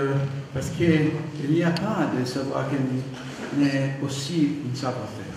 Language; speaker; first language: French; non-native, learner; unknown